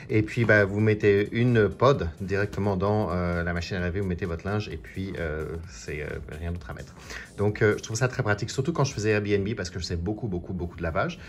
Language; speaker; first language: French; native; French